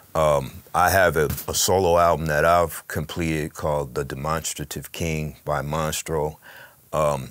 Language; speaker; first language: English; native; English